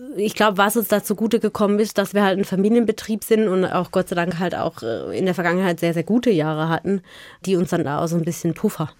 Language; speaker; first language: German; native; German